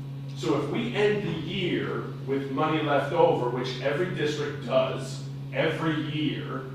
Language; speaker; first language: English; native; English